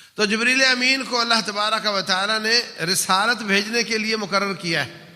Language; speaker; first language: Urdu; non-native, local second language; Punjabi